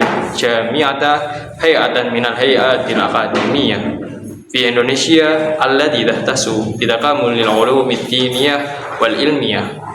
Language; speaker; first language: Arabic; non-native, learner; Indonesian